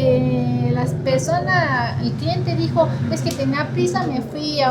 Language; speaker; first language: Spanish; native; Spanish